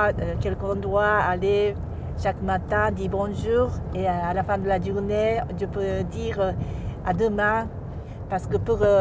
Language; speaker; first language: French; non-native, fluent; Japanese